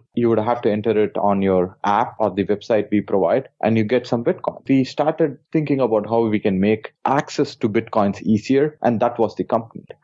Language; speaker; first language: English; non-native, local second language; Tamil